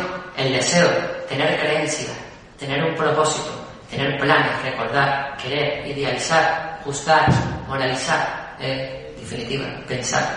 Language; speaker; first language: Spanish; native; Spanish